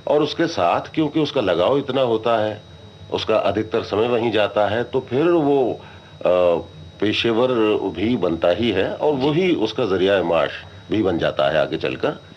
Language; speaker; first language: Hindi; native; Hindi